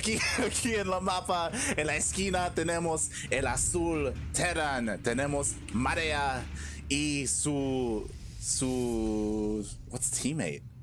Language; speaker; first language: Spanish; non-native, learner; English